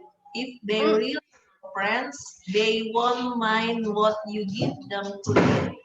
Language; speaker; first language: English; non-native, learner; Indonesian